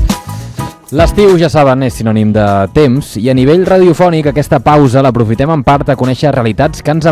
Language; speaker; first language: Catalan; native; Catalan